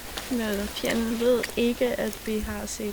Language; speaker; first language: Danish; non-native, local second language; Kalaallisut